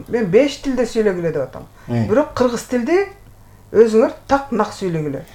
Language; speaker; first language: Kyrgyz; non-native, local second language; Russian